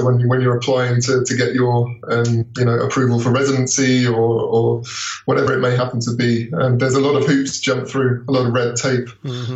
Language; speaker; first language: English; native; English